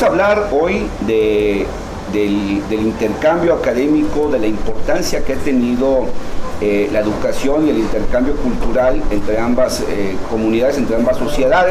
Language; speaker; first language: Spanish; native; Spanish